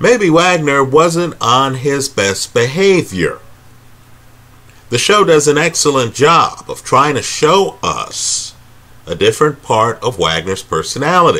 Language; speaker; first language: English; native; English